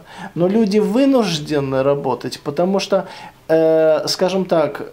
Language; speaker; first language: Russian; native; Russian